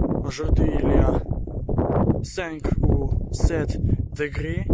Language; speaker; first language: French; non-native, learner; Ukrainian